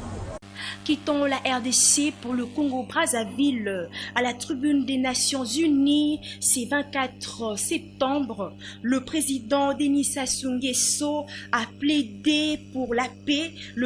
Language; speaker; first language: French; native; French